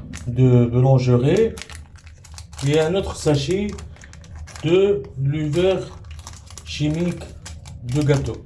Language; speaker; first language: French; non-native, learner; Arabic